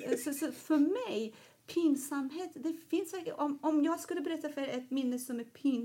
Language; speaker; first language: Swedish; non-native, fluent; Persian